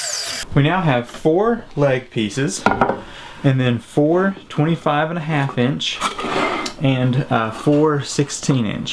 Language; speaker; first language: English; native; English